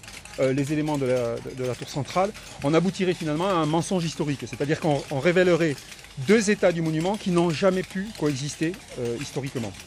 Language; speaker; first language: French; native; French